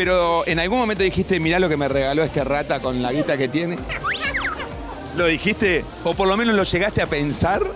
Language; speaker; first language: Spanish; native; Spanish